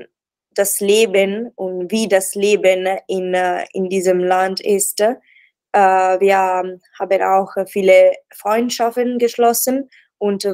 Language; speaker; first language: German; non-native, learner; Italian